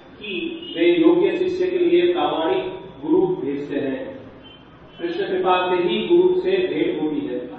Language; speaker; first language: Hindi; native; Hindi